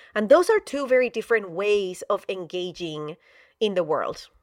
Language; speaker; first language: English; non-native, fluent; Spanish